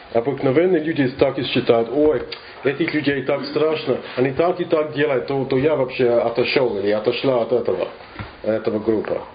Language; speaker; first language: Russian; non-native, fluent; English